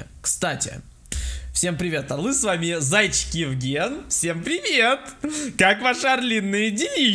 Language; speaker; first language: Russian; native; Russian